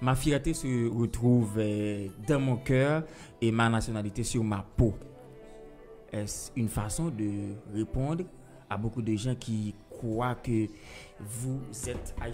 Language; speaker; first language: French; non-native, local second language; Haitian Creole